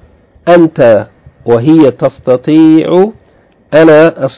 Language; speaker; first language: Arabic; non-native, fluent; English